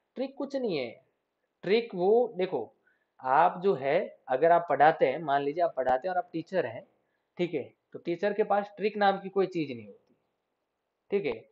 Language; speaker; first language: Hindi; native; Hindi